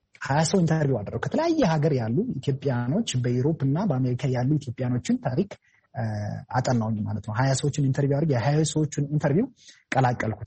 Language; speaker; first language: Amharic; native; Amharic